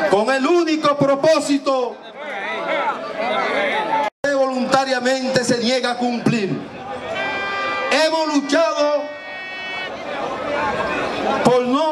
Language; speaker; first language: Spanish; native; Spanish